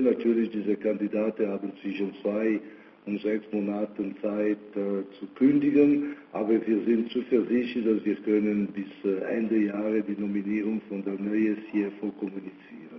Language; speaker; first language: German; non-native, fluent; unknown